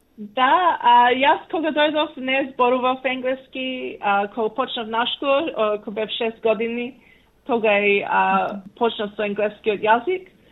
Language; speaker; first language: Macedonian; early bilingual, heritage; Macedonian